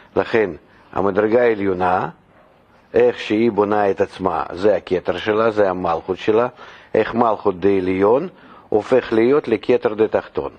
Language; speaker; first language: Hebrew; non-native, fluent; Russian